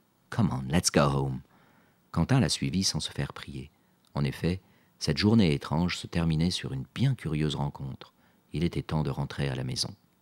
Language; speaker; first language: French; native; French